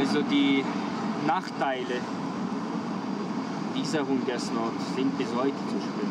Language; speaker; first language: German; non-native, fluent; Ukrainian